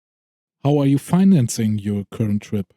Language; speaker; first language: English; non-native, fluent; German